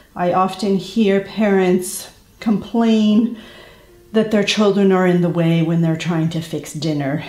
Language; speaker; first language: English; non-native, fluent; French